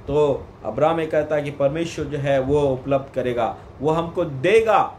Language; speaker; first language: Hindi; non-native, local second language; Kannada